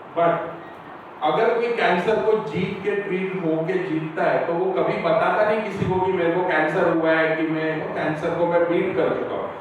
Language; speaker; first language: Hindi; non-native, local second language; Marathi